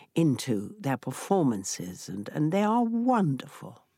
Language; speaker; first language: English; native; English